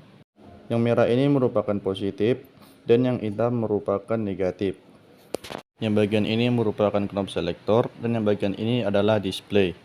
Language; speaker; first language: Indonesian; native; Indonesian